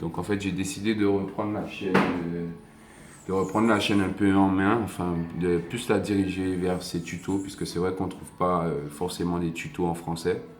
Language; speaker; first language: French; native; French